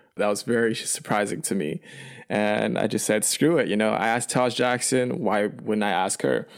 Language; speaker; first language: English; early bilingual, other home language; Chinese